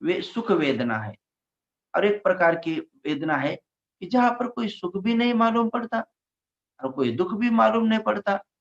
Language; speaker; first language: Hindi; non-native, local second language; Marathi